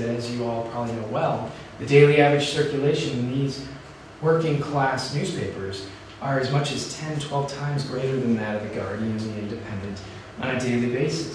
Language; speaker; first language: English; native; English